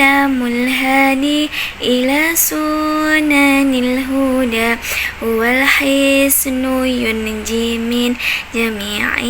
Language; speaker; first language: Arabic; non-native, learner; Indonesian